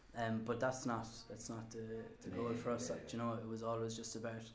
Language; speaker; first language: English; native; English